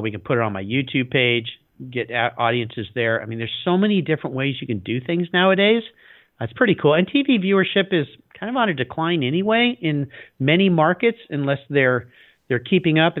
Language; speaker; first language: English; native; English